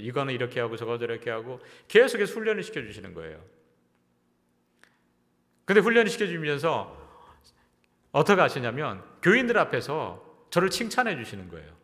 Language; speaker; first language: Korean; native; Korean